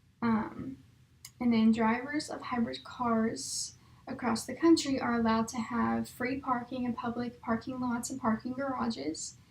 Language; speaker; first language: English; native; English